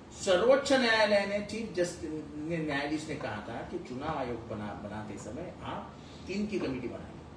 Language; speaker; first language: Hindi; non-native, local second language; Marathi